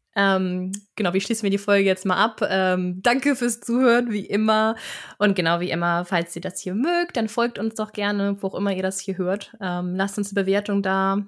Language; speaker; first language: German; native; German